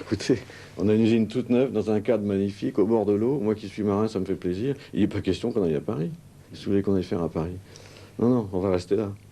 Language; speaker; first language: French; native; French